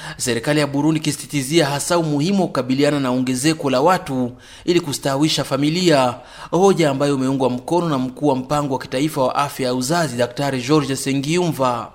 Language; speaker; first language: Swahili; non-native, local second language; Rundi